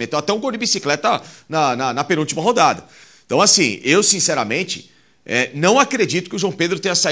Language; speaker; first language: Portuguese; native; Portuguese